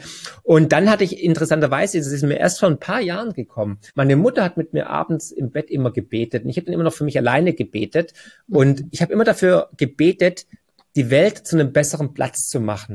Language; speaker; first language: German; native; German